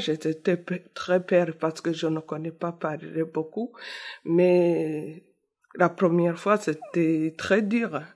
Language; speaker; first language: French; non-native, learner; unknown